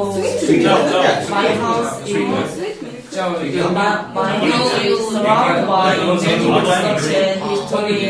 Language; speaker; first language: English; non-native, learner; Korean